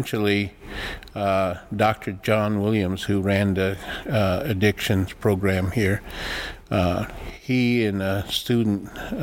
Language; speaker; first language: English; early bilingual, other home language; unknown